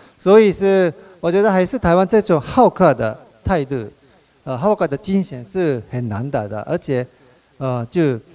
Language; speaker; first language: Chinese; non-native, fluent; Japanese